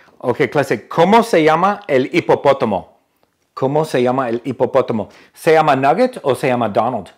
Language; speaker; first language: Spanish; non-native, fluent; English